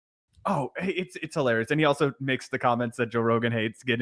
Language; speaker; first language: English; native; English